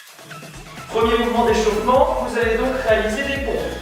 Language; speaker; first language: French; native; French